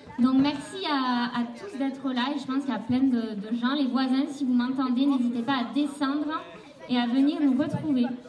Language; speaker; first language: French; native; French